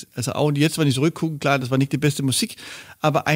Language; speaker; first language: German; non-native, fluent; Danish